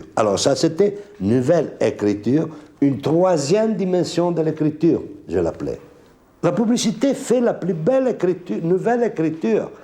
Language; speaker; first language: French; non-native, fluent; Italian